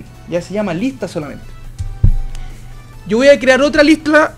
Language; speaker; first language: Spanish; native; Spanish